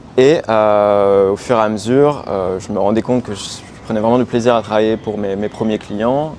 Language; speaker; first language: French; native; French